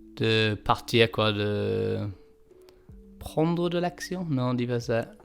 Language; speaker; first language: French; non-native, learner; English